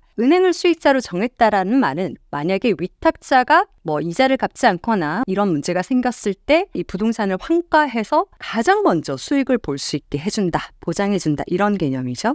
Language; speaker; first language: Korean; native; Korean